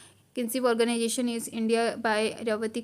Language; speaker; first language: English; non-native, local second language; Hindi